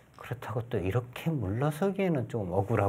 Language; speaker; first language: Korean; native; Korean